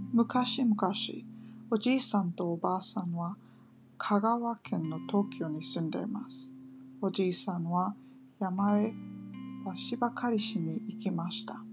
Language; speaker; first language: Japanese; non-native, learner; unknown